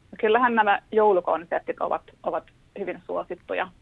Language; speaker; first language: Finnish; non-native, local second language; Swedish